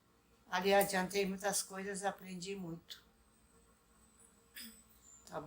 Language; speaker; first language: Portuguese; non-native, local second language; Japanese